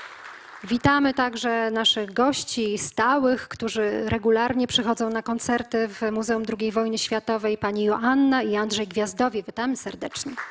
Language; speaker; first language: Polish; native; Polish